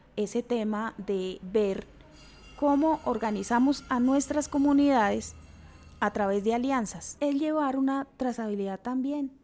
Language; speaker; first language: Spanish; native; Spanish